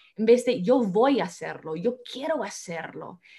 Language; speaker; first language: Spanish; non-native, fluent; English